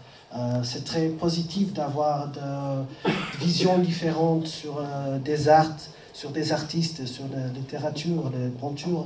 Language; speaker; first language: French; non-native, fluent; Portuguese